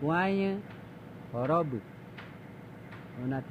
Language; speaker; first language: Spanish; non-native, local second language; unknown